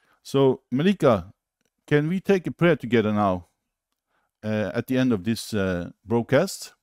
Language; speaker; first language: English; non-native, fluent; Norwegian